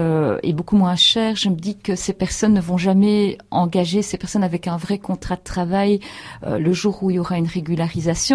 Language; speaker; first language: French; native; French